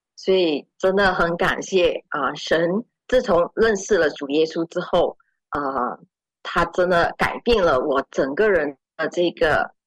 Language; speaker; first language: Chinese; native; Chinese